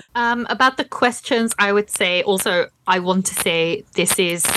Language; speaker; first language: English; non-native, fluent; Dutch